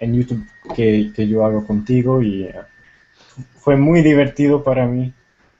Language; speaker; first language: Spanish; non-native, fluent; Tamil